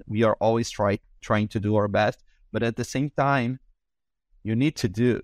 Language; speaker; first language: English; non-native, fluent; Portuguese